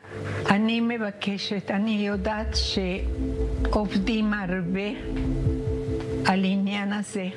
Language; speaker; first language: Hebrew; non-native, learner; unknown